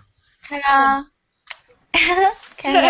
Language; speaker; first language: English; non-native, learner; Chinese